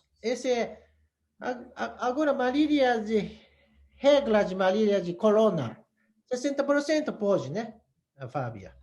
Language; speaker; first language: Portuguese; non-native, learner; Japanese